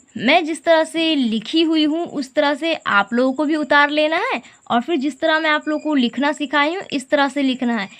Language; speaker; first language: Hindi; native; Hindi